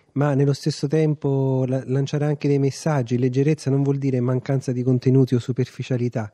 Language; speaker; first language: Italian; native; Italian